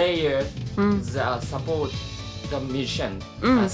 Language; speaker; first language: English; non-native, learner; Japanese